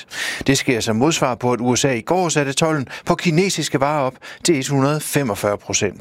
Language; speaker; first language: Danish; native; Danish